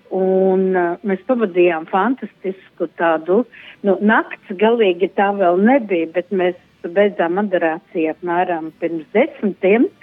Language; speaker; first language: Latvian; native; Latvian